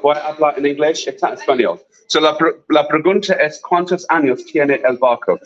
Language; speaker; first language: Spanish; non-native, learner; English